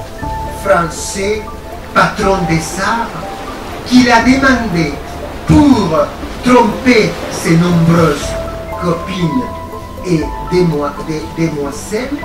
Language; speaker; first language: French; non-native, fluent; Spanish